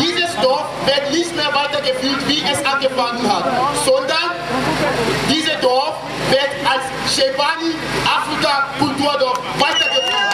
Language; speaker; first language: German; non-native, fluent; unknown